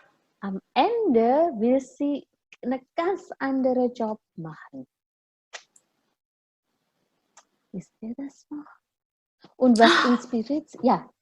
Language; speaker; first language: German; non-native, fluent; Indonesian